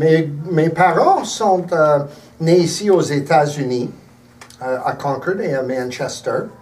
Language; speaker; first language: French; early bilingual, heritage; English